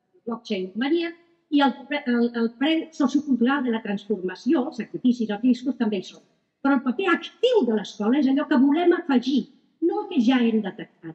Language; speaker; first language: Catalan; native; Catalan